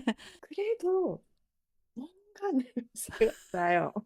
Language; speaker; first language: Korean; non-native, fluent; Japanese